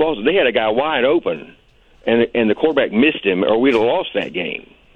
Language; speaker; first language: English; native; English